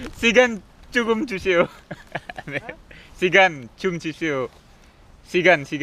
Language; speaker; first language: Korean; non-native, learner; Indonesian